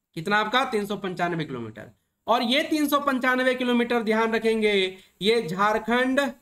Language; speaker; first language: Hindi; native; Hindi